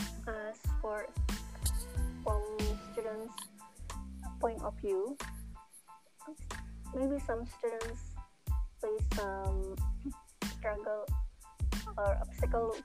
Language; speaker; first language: English; non-native, learner; Indonesian